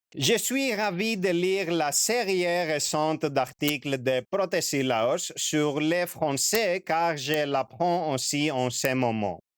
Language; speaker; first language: French; non-native, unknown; Greek